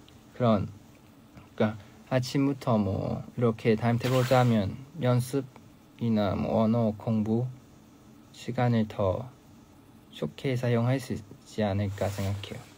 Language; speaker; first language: Korean; non-native, fluent; Thai